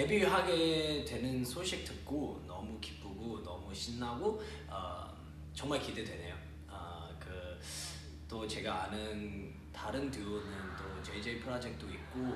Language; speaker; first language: Korean; non-native, fluent; Cantonese